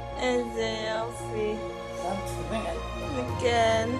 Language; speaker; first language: Hebrew; non-native, learner; Filipino